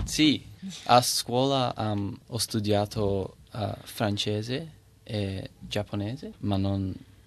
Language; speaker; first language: Italian; non-native, learner; English